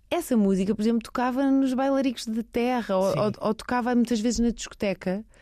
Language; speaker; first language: Portuguese; early bilingual, heritage; Portuguese